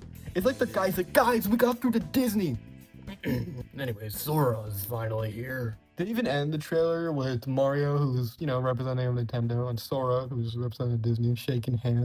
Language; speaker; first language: English; native; English